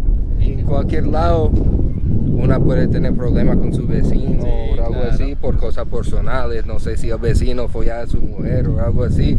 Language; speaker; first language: Spanish; non-native, learner; English